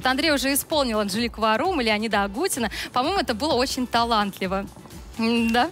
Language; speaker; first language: Russian; native; Russian